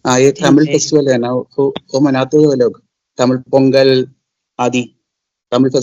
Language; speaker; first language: Hindi; non-native, local second language; Malayalam